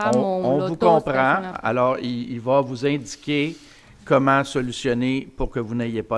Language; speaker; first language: French; native; French